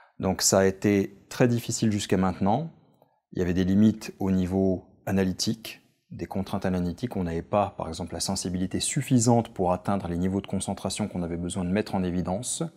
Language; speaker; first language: French; native; French